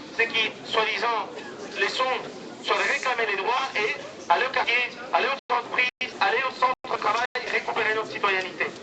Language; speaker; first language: French; non-native, fluent; Spanish